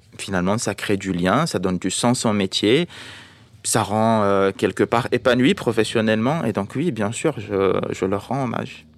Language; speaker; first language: French; non-native, local second language; Arabic